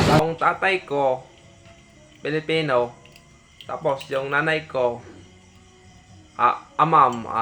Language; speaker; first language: Filipino; non-native, fluent; English